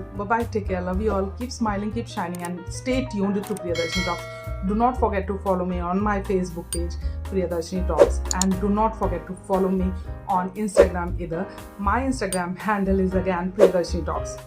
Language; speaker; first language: English; non-native, local second language; Hindi